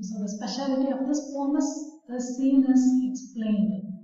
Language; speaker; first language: English; non-native, local second language; Tamil